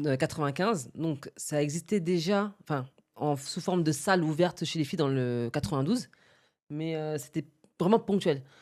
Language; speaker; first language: French; early bilingual, other home language; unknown